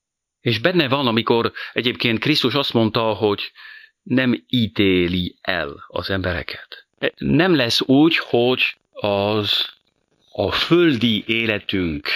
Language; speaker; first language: Hungarian; non-native, fluent; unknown